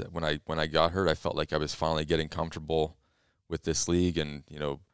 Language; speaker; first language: English; native; English